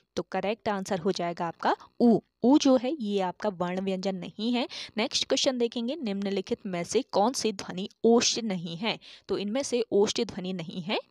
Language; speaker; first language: Hindi; native; Hindi